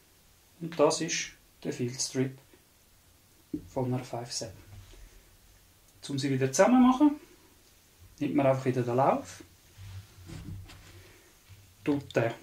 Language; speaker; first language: German; non-native, local second language; Swiss German